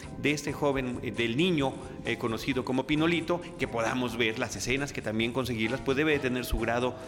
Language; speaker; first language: Spanish; native; Spanish